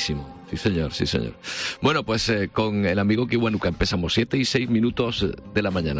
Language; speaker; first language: Spanish; native; Spanish